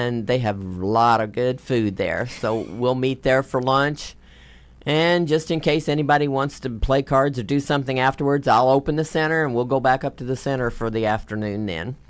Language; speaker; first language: English; native; English